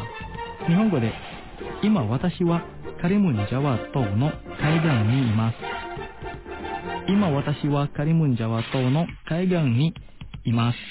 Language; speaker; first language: Japanese; non-native, fluent; Indonesian